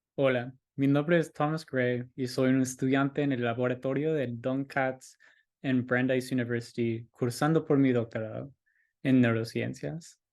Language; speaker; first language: Spanish; early bilingual, heritage; Spanish